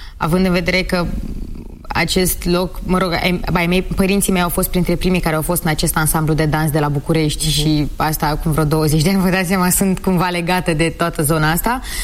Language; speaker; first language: Romanian; non-native, local second language; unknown